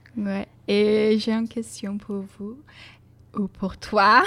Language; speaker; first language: French; non-native, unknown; Swedish